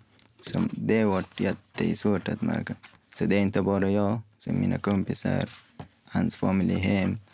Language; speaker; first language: Swedish; non-native, fluent; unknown